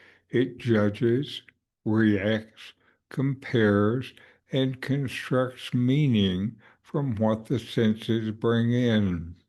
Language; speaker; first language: English; native; English